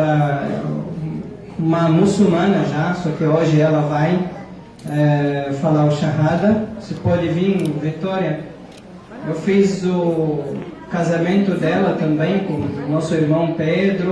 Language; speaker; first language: Portuguese; non-native, fluent; Arabic